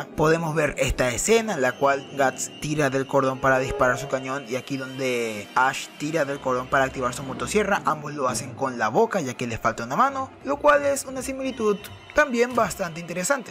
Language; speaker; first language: Spanish; native; Spanish